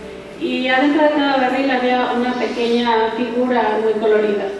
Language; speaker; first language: Spanish; native; Spanish